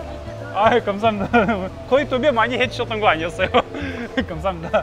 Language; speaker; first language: Korean; non-native, fluent; Russian